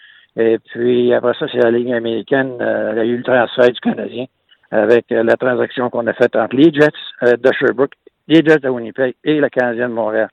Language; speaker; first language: French; native; French